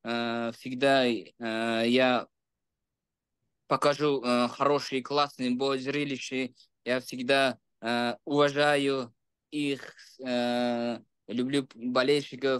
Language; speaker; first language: Russian; non-native, local second language; Uzbek